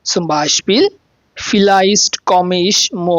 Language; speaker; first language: German; non-native, fluent; Bangla